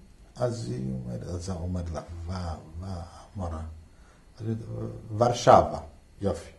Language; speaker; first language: Hebrew; non-native, fluent; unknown